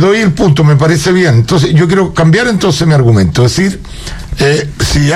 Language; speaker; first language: Spanish; native; Spanish